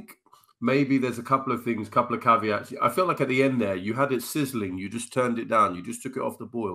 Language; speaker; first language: English; native; English